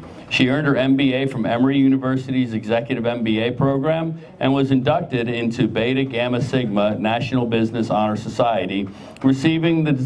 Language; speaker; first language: English; native; English